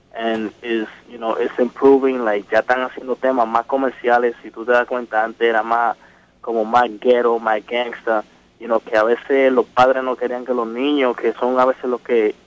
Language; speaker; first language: Spanish; early bilingual, heritage; Spanish